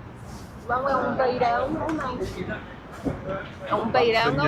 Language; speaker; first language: Portuguese; native; Portuguese